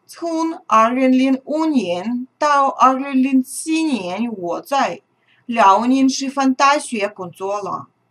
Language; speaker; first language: Chinese; non-native, fluent; Russian